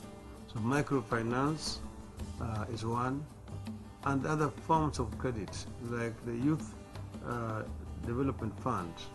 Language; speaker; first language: English; non-native, local second language; Luo (Kenya and Tanzania)